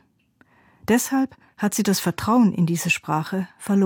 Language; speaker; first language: German; native; German